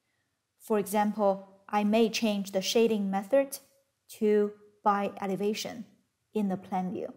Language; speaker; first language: English; non-native, fluent; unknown